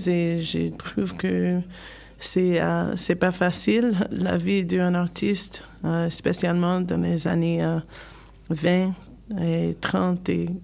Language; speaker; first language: French; non-native, learner; English